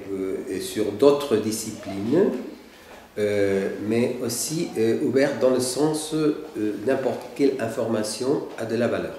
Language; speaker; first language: French; non-native, fluent; Spanish